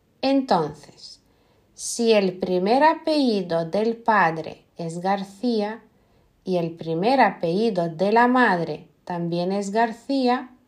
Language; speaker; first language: Spanish; non-native, fluent; Lithuanian